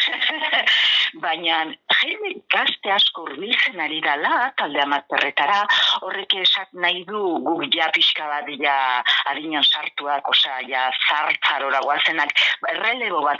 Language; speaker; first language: Basque; native; Basque